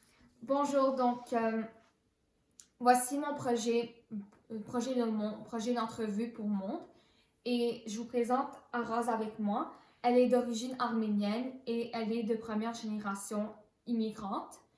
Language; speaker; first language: French; native; French